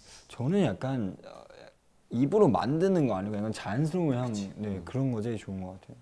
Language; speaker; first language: Korean; non-native, fluent; Chinese